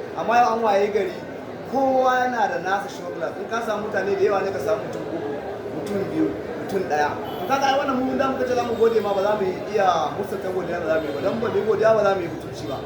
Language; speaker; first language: Hausa; native; Hausa